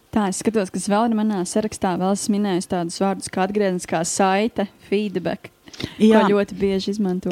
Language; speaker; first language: Latvian; native; Latvian